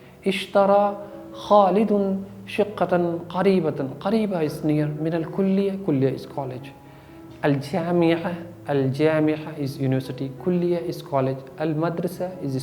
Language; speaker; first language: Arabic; non-native, fluent; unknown